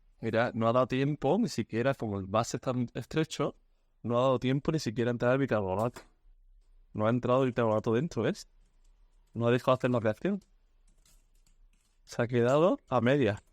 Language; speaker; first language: Spanish; native; Spanish